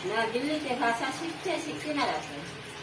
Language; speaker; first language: Hindi; non-native, local second language; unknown